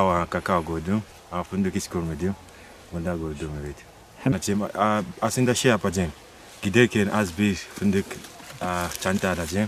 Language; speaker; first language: Turkish; non-native, learner; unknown